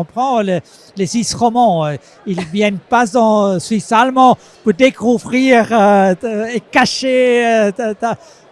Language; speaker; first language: French; non-native, local second language; German